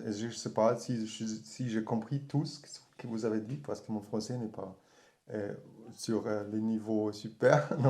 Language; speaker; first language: French; non-native, learner; German